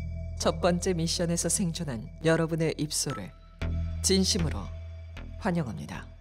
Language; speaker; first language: Korean; native; Korean